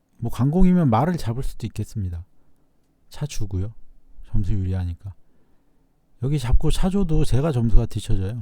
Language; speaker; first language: Korean; native; Korean